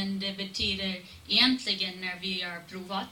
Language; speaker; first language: Swedish; non-native, fluent; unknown